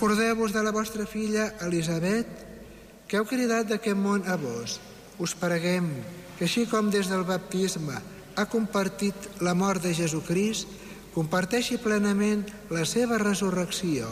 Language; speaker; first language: Catalan; native; Catalan